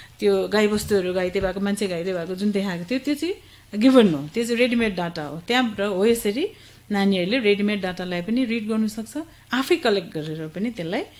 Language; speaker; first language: Nepali; native; Nepali